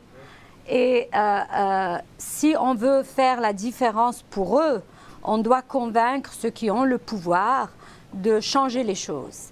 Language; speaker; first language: French; non-native, local second language; Arabic